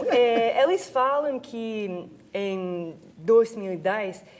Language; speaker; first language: Portuguese; non-native, fluent; English